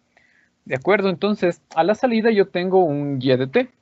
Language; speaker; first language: Spanish; native; Spanish